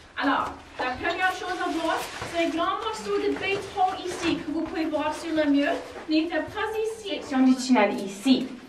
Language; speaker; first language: French; non-native, local second language; English